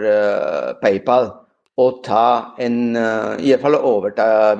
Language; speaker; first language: Norwegian; non-native, fluent; Spanish